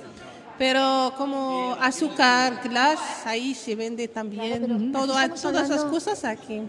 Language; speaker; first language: Spanish; non-native, learner; Arabic